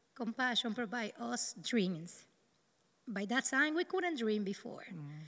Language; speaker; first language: English; non-native, learner; Spanish